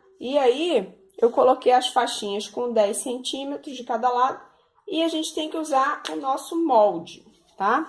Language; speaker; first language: Portuguese; native; Portuguese